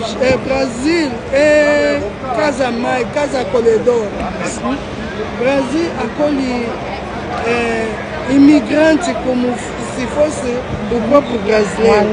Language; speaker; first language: Portuguese; non-native, fluent; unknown